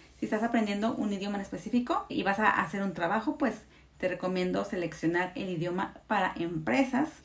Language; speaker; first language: Spanish; native; Spanish